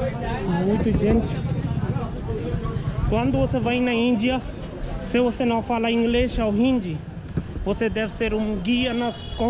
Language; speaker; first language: Portuguese; non-native, learner; Hindi